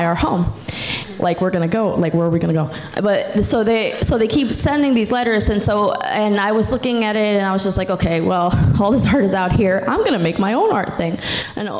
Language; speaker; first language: English; native; English